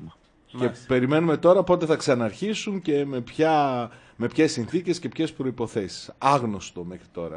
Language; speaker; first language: Greek; native; Greek